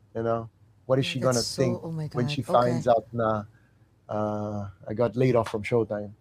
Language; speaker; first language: English; native; English